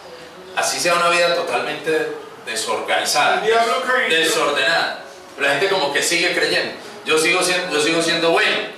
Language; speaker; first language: Spanish; native; Spanish